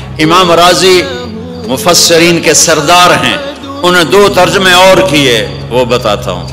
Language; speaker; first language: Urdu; non-native, local second language; Punjabi